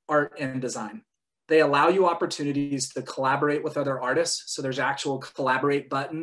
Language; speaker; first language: English; native; English